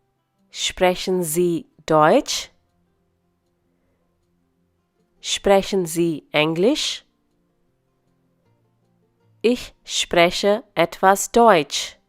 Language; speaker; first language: German; non-native, fluent; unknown